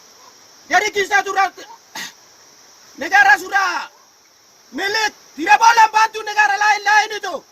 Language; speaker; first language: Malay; non-native, local second language; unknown